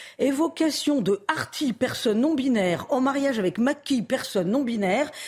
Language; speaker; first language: French; native; French